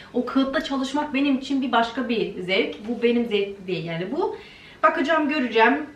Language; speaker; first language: Turkish; early bilingual, heritage; Turkish